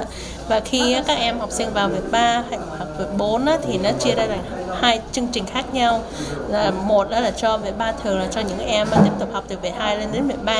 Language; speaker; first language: Vietnamese; early bilingual, heritage; Vietnamese